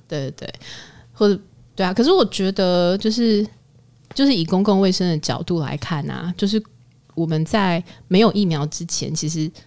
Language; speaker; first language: Chinese; native; Chinese